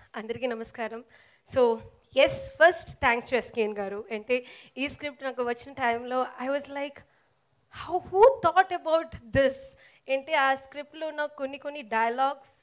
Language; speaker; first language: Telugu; non-native, learner; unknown